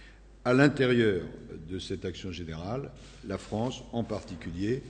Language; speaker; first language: French; native; French